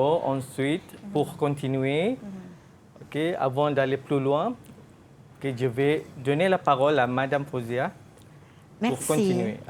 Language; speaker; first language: French; non-native, fluent; Malay